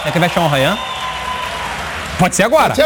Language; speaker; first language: Portuguese; native; Portuguese